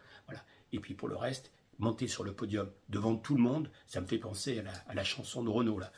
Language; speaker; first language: French; native; French